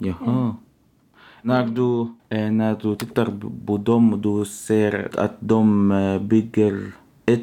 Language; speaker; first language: Swedish; non-native, learner; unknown